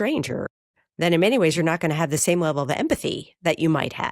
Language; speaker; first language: English; native; English